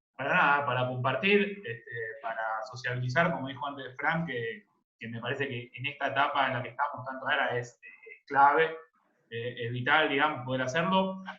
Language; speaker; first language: Spanish; native; Spanish